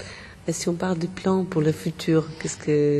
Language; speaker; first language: French; non-native, fluent; Polish